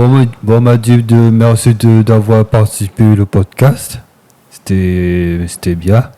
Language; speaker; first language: French; non-native, local second language; Réunion Creole French